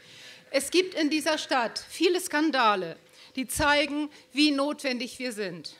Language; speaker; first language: German; native; German